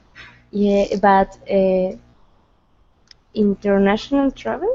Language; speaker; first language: English; non-native, learner; Spanish